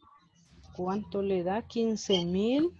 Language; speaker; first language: Spanish; native; Spanish